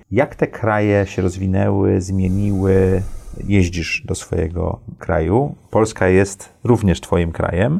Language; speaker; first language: Polish; early bilingual, heritage; Polish